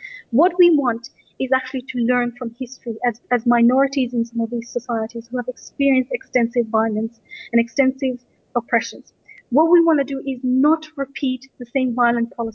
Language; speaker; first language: English; native; English